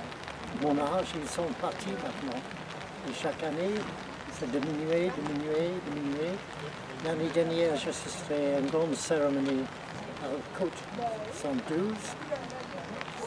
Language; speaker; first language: French; non-native, learner; English